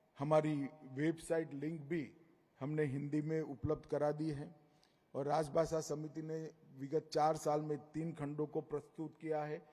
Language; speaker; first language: Hindi; non-native, local second language; Gujarati